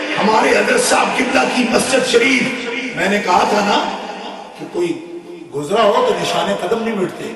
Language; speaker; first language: Urdu; native; Urdu